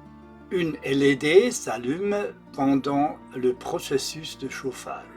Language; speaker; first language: French; non-native, local second language; German